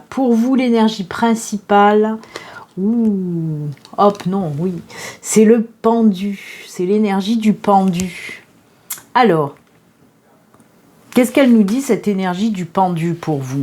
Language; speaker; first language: French; native; French